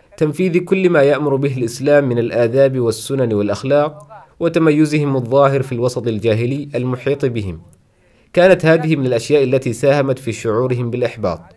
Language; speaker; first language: Arabic; non-native, local second language; Somali